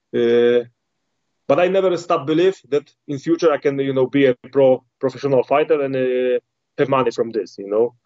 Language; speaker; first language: English; non-native, learner; Polish